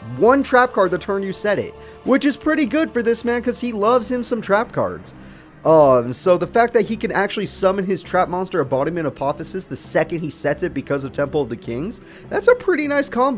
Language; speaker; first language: English; native; English